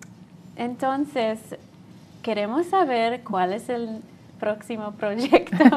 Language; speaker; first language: Spanish; non-native, learner; English